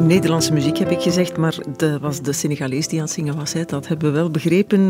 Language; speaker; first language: Dutch; native; Dutch